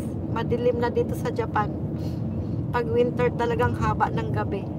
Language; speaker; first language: Filipino; non-native, local second language; Cebuano